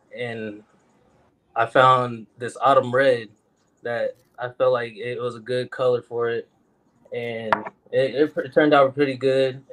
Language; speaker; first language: English; native; English